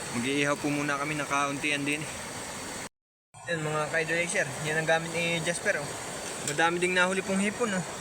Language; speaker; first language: Filipino; native; Filipino